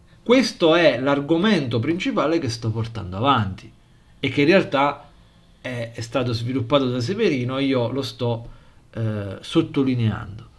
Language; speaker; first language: Italian; native; Italian